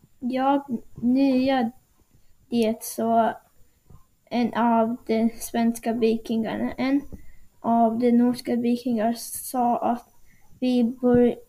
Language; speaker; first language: Swedish; non-native, learner; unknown